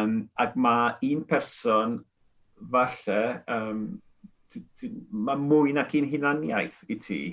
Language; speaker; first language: Welsh; non-native, fluent; Spanish